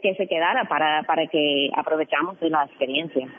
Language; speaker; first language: Spanish; non-native, fluent; English